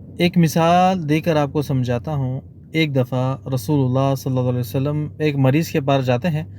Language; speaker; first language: Urdu; native; Urdu